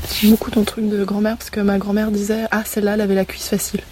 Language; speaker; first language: French; native; French